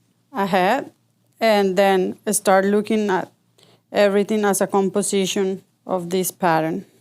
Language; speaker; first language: English; non-native, fluent; Spanish